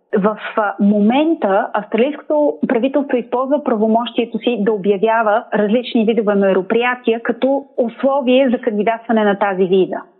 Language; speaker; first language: Bulgarian; native; Bulgarian